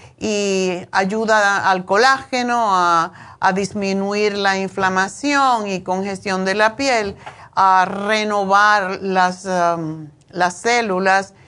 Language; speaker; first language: Spanish; native; Spanish